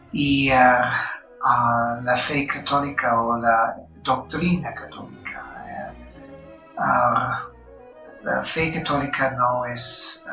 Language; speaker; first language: Spanish; non-native, fluent; English